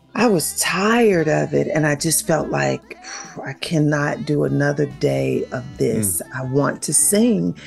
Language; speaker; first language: English; native; English